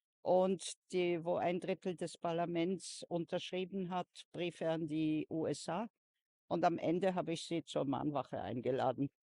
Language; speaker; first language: German; non-native, fluent; French